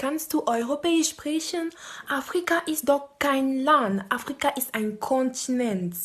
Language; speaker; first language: German; non-native, fluent; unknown